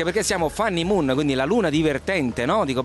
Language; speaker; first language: Italian; native; Italian